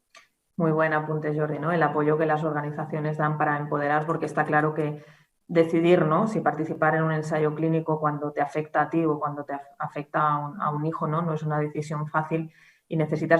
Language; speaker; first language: Spanish; native; Spanish